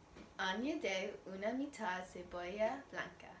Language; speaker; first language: Spanish; non-native, learner; English